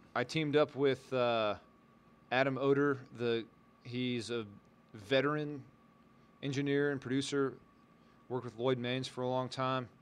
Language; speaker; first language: English; native; English